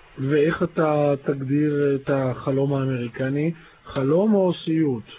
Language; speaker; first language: Hebrew; native; Hebrew